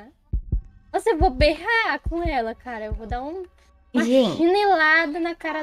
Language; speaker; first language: Portuguese; native; Portuguese